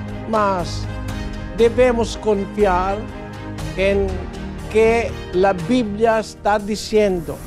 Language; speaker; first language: Spanish; non-native, learner; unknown